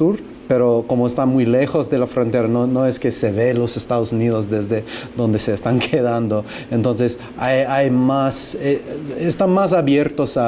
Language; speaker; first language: Spanish; non-native, fluent; English